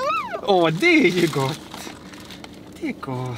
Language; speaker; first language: Swedish; native; Swedish